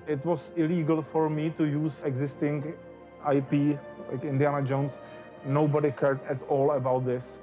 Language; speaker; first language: English; non-native, fluent; Czech